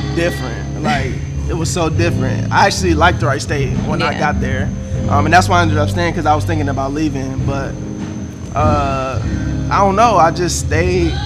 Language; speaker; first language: English; native; English